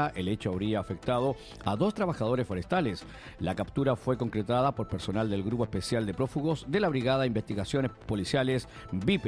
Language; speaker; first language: Spanish; native; Spanish